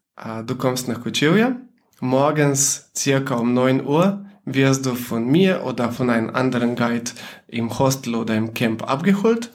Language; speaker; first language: German; non-native, fluent; Slovenian